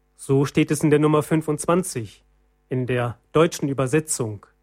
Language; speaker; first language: German; native; German